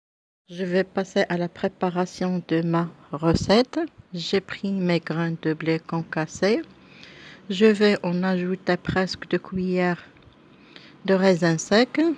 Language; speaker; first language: French; non-native, local second language; Arabic